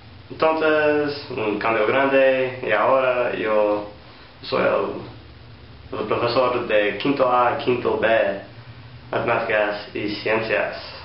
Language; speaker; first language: Spanish; non-native, learner; English